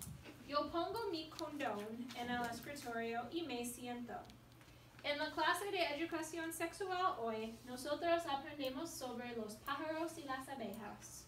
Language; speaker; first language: Spanish; non-native, learner; English